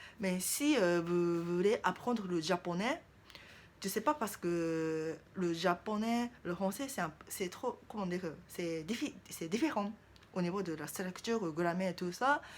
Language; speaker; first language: French; non-native, learner; Japanese